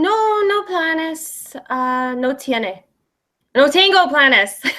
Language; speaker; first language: Spanish; non-native, learner; English